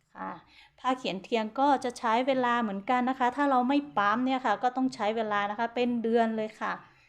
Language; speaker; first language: Thai; non-native, local second language; Hmong